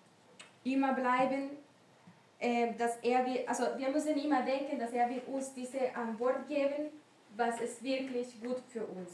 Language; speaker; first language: German; non-native, learner; Spanish